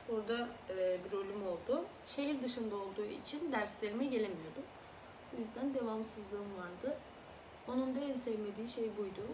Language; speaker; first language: Turkish; early bilingual, other home language; Azerbaijani